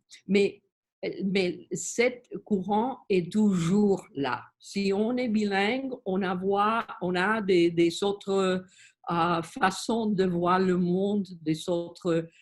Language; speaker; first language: French; non-native, learner; Spanish